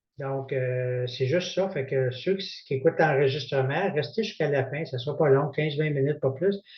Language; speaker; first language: French; native; French